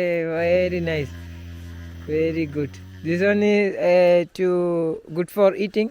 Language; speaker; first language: English; non-native, learner; Malayalam